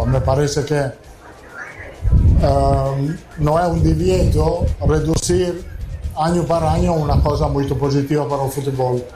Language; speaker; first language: Portuguese; non-native, fluent; Italian